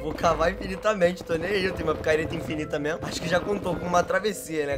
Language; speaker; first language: Portuguese; native; Portuguese